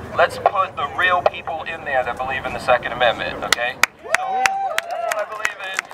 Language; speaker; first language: English; native; English